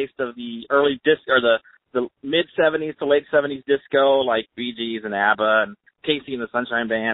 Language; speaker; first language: English; native; English